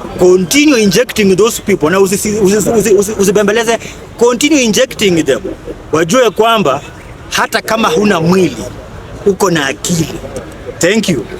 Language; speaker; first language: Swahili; non-native, local second language; Luyia